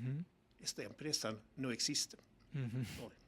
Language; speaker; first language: Spanish; non-native, learner; Swedish